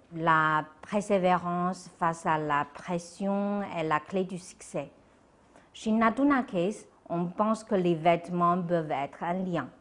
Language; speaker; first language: French; non-native, fluent; Chinese